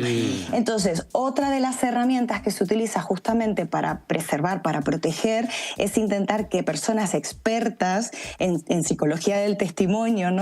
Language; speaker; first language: Spanish; native; Spanish